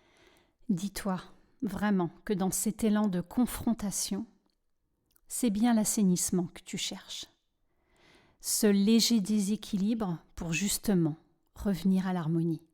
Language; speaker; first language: French; native; French